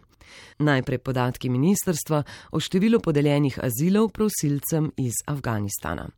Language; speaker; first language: Slovenian; native; Slovenian